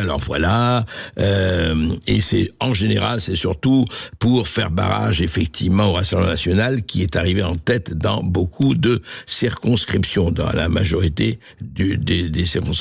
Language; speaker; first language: French; native; French